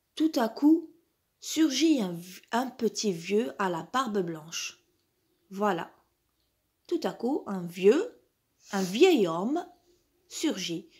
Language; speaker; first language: French; non-native, local second language; Arabic